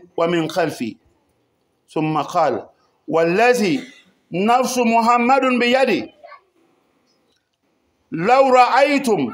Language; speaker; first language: Arabic; non-native, fluent; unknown